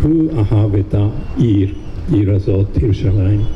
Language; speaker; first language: Hebrew; non-native, fluent; Japanese